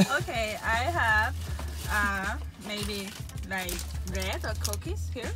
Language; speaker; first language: English; non-native, learner; Spanish